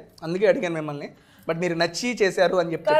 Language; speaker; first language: Telugu; native; Telugu